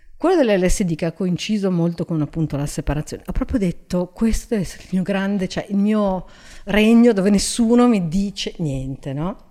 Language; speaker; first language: Italian; native; Italian